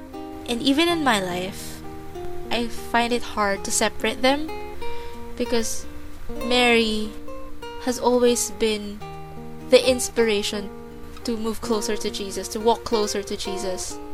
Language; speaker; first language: English; non-native, local second language; Filipino